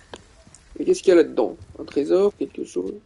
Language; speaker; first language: French; native; French